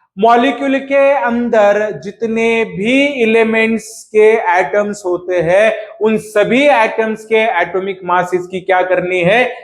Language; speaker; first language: Hindi; non-native, local second language; Marathi